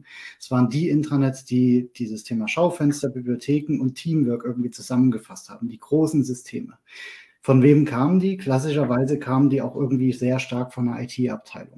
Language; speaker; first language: German; native; German